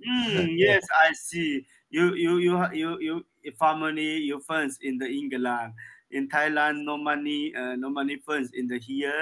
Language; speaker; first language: English; non-native, learner; Chinese